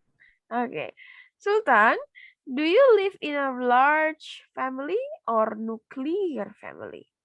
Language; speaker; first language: English; non-native, fluent; Indonesian